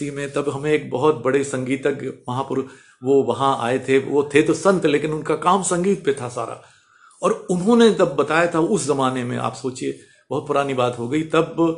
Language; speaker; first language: Hindi; native; Hindi